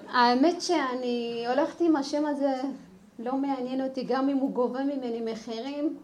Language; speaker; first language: Hebrew; early bilingual, other home language; Amharic